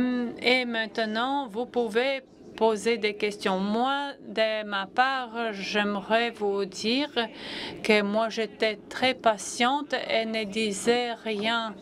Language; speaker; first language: French; non-native, fluent; Latvian